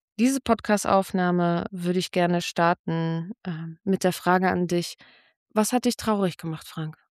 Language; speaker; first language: German; native; German